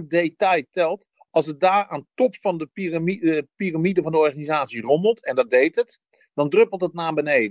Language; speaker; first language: Dutch; native; Dutch